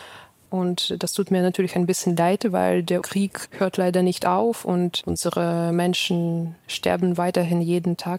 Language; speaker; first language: German; non-native, fluent; Ukrainian